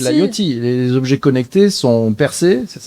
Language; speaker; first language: French; native; French